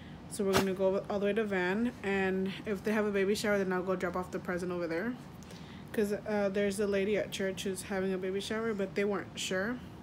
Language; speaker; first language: English; early bilingual, other home language; Spanish